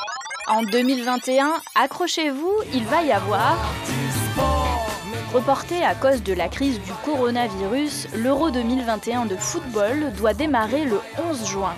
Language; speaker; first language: French; native; French